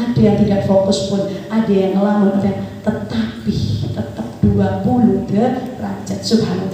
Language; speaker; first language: Indonesian; non-native, local second language; Javanese